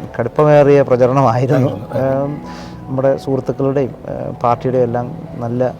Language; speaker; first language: Malayalam; native; Malayalam